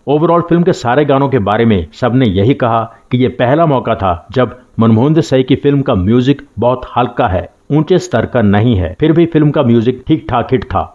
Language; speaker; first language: Hindi; native; Hindi